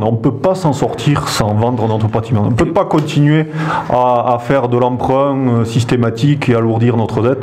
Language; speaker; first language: French; native; French